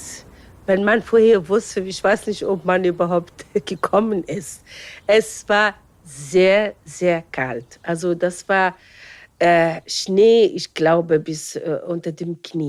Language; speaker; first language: German; non-native, fluent; Arabic